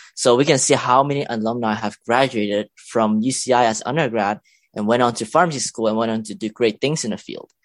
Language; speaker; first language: English; non-native, local second language; Cantonese